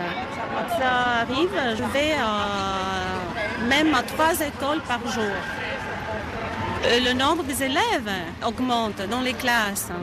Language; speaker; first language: French; non-native, fluent; Greek